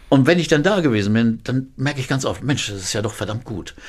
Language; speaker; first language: German; native; German